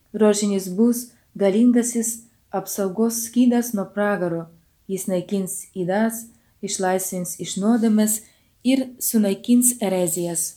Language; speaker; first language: Lithuanian; non-native, fluent; Ukrainian